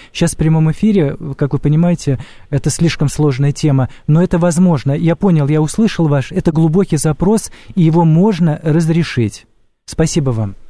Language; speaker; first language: Russian; native; Russian